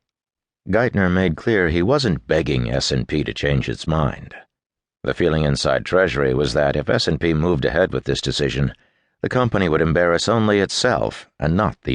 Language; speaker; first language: English; native; English